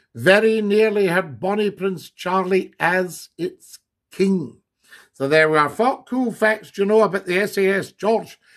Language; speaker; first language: English; native; English